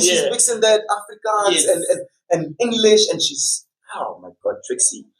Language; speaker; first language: English; non-native, local second language; Tswana